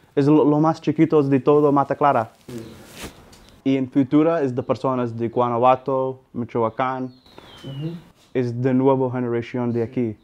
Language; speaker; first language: Spanish; non-native, learner; English